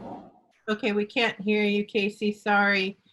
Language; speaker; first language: English; native; English